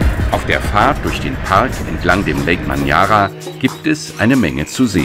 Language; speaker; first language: German; native; German